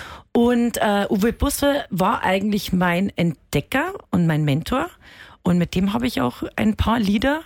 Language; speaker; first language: German; native; German